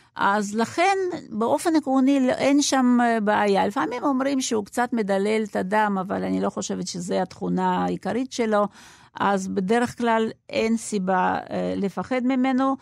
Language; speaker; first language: Hebrew; non-native, fluent; Russian